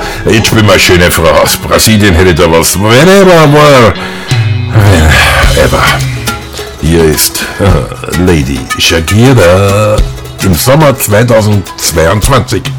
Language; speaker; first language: German; native; German